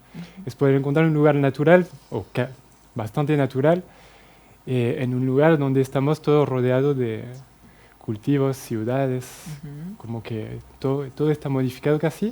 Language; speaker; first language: Spanish; non-native, fluent; French